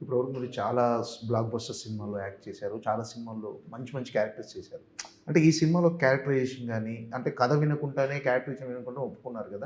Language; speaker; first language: Telugu; native; Telugu